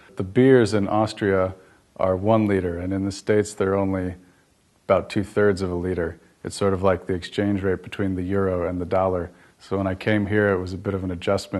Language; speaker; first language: English; native; English